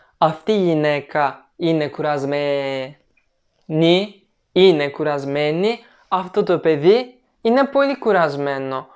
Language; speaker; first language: Greek; non-native, learner; Turkish